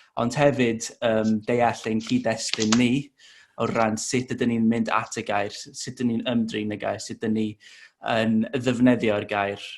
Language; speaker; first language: Welsh; non-native, fluent; English